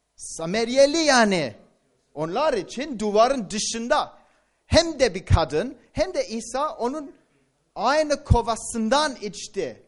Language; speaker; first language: Turkish; non-native, fluent; English